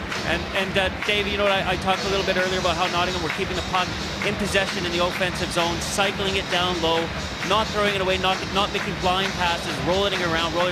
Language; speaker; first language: English; native; English